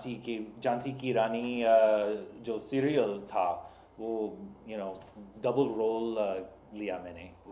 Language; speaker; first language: Hindi; non-native, learner; English